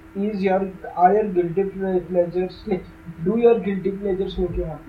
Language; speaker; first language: English; non-native, local second language; Marathi